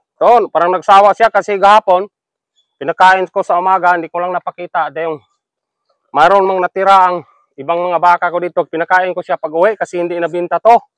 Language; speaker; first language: Filipino; non-native, local second language; Cebuano